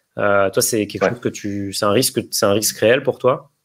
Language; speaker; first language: French; native; French